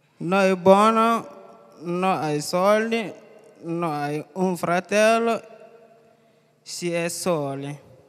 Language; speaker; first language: Italian; non-native, learner; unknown